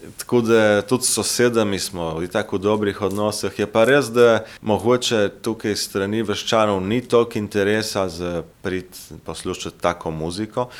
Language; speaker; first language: Slovenian; native; Slovenian